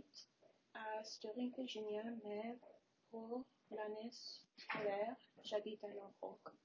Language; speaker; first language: French; non-native, learner; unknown